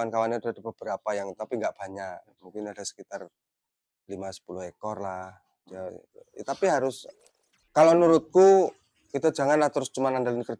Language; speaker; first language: Indonesian; non-native, local second language; Javanese